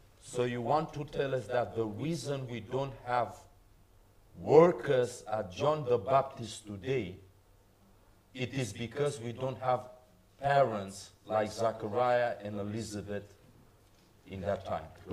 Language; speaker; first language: English; non-native, fluent; Romanian